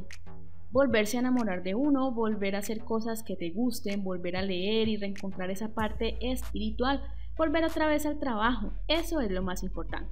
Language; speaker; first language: Spanish; native; Spanish